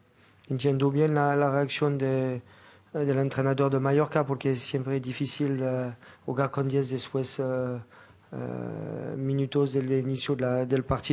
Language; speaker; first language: Spanish; non-native, fluent; French